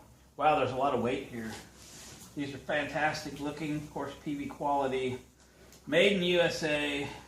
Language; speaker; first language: English; native; English